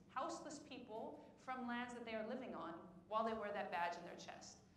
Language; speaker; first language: English; native; English